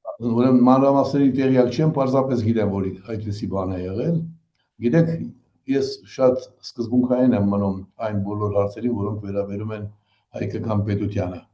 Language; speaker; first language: Armenian; native; Armenian